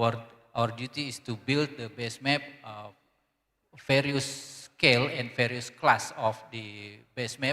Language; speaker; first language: English; non-native, learner; Indonesian